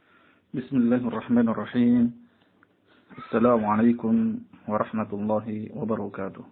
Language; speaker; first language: Arabic; non-native, fluent; Indonesian